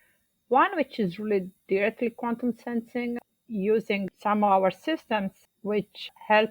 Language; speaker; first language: English; non-native, fluent; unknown